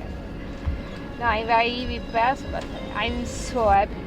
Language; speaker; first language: English; non-native, learner; Italian